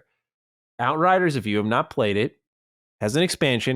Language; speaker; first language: English; native; English